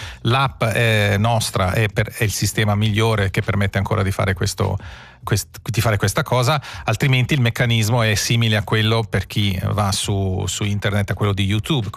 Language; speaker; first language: Italian; native; Italian